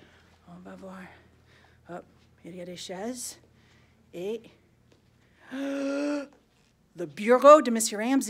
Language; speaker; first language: French; non-native, fluent; English